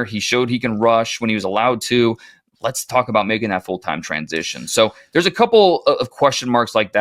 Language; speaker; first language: English; native; English